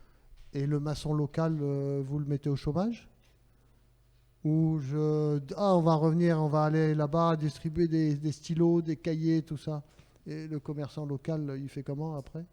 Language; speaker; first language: French; native; French